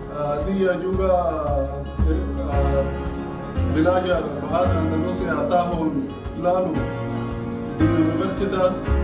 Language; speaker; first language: Indonesian; non-native, learner; Arabic